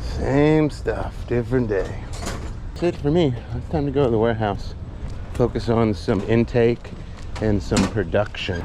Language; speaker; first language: English; native; English